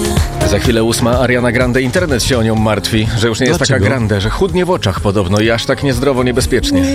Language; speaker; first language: Polish; native; Polish